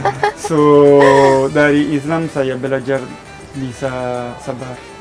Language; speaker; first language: Indonesian; non-native, learner; Italian